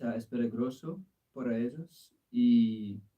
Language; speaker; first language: Spanish; non-native, learner; English